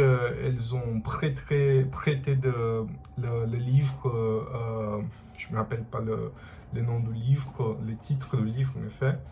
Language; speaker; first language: French; non-native, learner; Portuguese